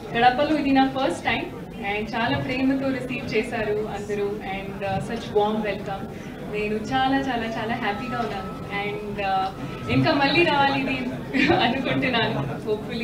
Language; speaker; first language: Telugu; non-native, learner; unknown